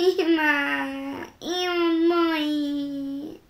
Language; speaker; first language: Hebrew; native; Hebrew